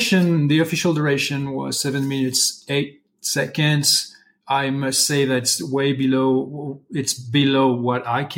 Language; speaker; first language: English; non-native, fluent; French